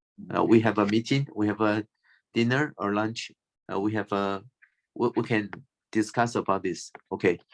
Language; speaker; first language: English; non-native, fluent; Chinese